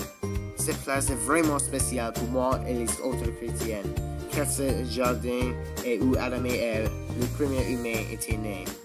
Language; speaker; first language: French; non-native, learner; English